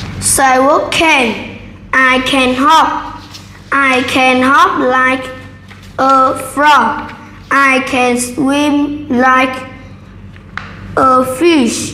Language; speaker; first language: English; non-native, learner; Vietnamese